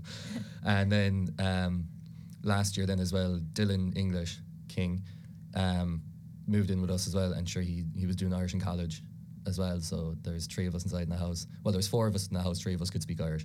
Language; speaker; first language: English; non-native, local second language; Irish